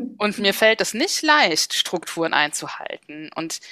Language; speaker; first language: German; native; German